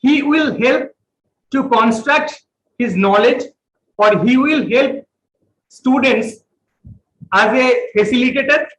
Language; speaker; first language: English; non-native, local second language; Bangla